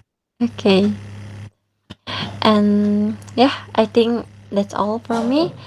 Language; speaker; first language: English; non-native, learner; Indonesian